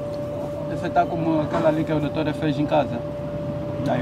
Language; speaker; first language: Portuguese; native; Portuguese